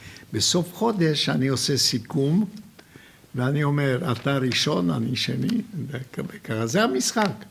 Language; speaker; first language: Hebrew; non-native, fluent; Hungarian